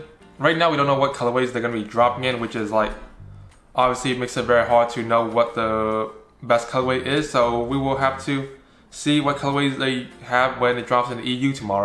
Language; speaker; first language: English; native; English